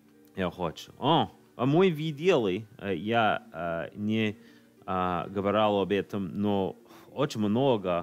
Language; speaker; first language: Russian; non-native, learner; English